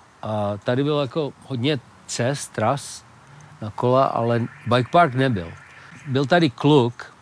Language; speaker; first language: Czech; early bilingual, heritage; Czech